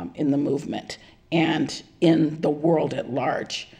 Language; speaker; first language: English; native; English